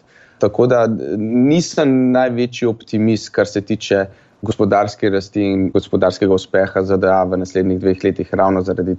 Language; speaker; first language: Slovenian; native; Slovenian